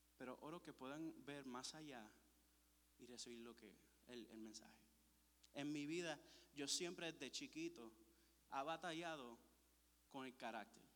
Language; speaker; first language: Spanish; early bilingual, heritage; Spanish